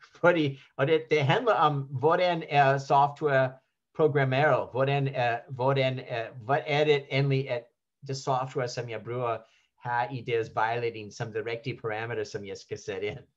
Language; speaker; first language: Danish; non-native, learner; English